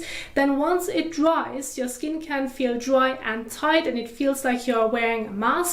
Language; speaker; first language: English; non-native, fluent; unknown